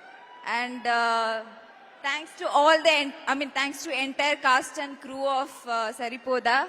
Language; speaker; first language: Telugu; non-native, learner; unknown